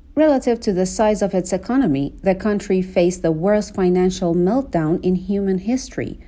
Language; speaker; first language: English; non-native, fluent; Persian